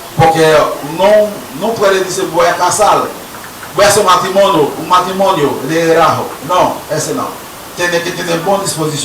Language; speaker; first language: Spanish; non-native, learner; Haitian Creole